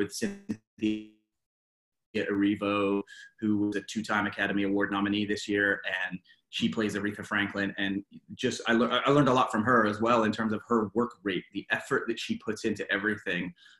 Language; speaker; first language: English; native; English